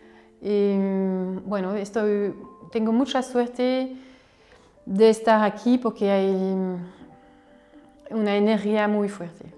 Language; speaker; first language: Spanish; non-native, fluent; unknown